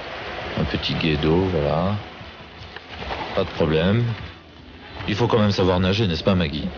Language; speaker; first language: French; native; French